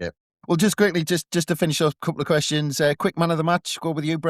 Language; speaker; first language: English; native; English